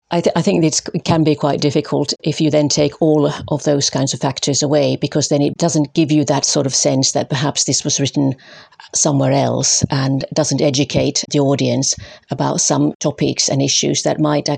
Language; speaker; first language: English; non-native, fluent; Finnish